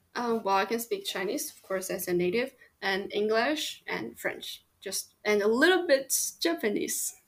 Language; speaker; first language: English; non-native, fluent; Chinese